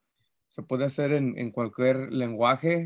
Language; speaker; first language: Spanish; early bilingual, heritage; Spanish